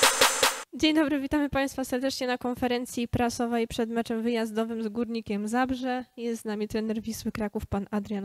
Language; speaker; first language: Polish; native; Polish